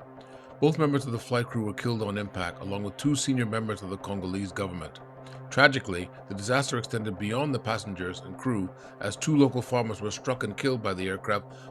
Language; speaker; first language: English; native; English